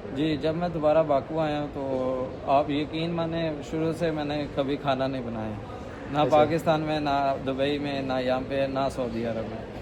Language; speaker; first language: Urdu; non-native, local second language; Punjabi